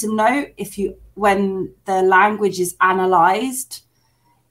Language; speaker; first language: English; native; English